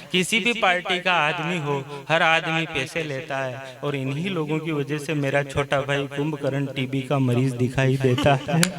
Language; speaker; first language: Hindi; native; Hindi